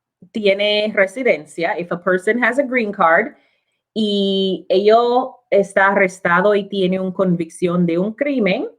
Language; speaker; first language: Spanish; non-native, learner; English